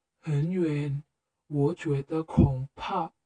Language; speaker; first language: Chinese; non-native, learner; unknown